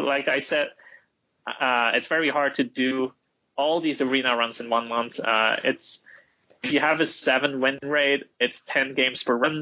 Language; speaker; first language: English; non-native, fluent; Dutch